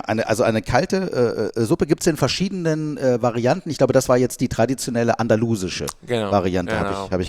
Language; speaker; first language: German; native; German